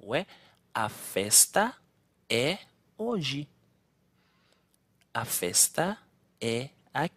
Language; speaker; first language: Portuguese; non-native, fluent; Haitian Creole